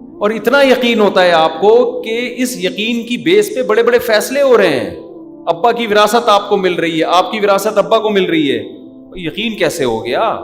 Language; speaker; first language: Urdu; native; Urdu